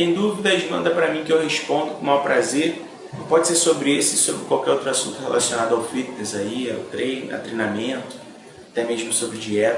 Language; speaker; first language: Portuguese; native; Portuguese